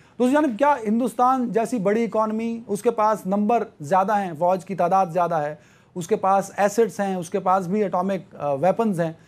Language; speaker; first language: Urdu; native; Urdu